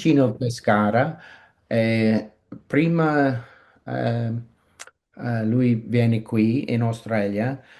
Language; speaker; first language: Italian; non-native, learner; English